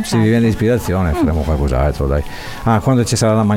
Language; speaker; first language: Italian; native; Italian